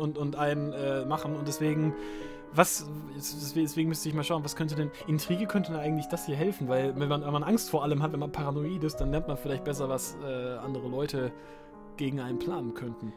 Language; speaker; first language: German; native; German